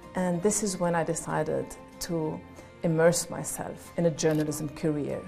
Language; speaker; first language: English; non-native, fluent; Arabic